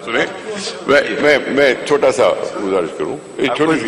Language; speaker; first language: Hindi; non-native, local second language; Sindhi